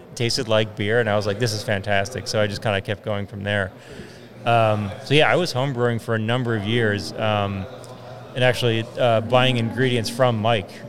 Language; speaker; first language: English; native; English